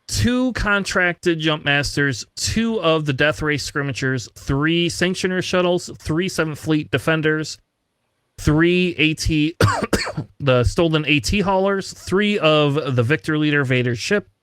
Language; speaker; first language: English; native; English